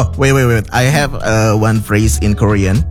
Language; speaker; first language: English; non-native, fluent; Indonesian